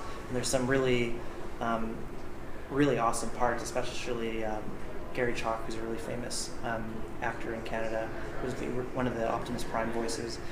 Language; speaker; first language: English; native; English